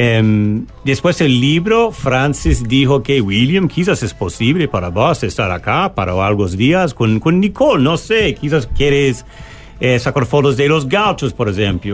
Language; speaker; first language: Spanish; non-native, learner; English